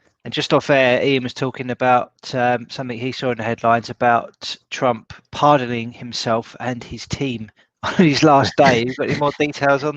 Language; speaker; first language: English; native; English